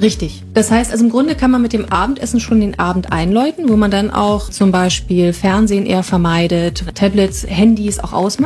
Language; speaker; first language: German; native; German